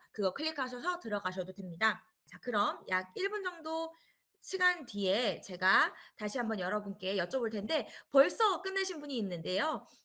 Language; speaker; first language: Korean; native; Korean